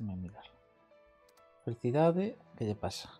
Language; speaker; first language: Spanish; non-native, local second language; Galician